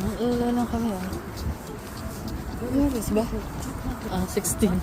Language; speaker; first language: Korean; non-native, learner; Filipino